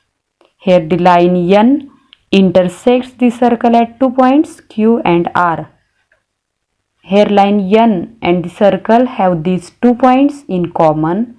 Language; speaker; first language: English; non-native, local second language; Marathi